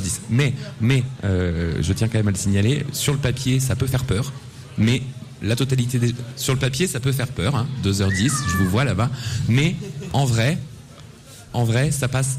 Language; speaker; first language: French; native; French